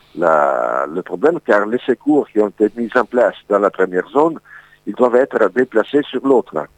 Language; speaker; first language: French; non-native, fluent; Italian